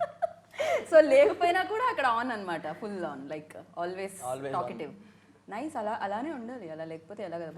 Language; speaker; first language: Telugu; native; Telugu